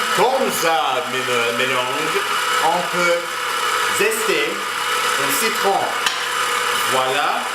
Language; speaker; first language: French; non-native, learner; English